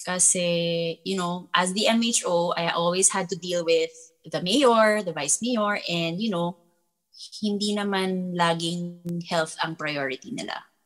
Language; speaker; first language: English; non-native, local second language; Filipino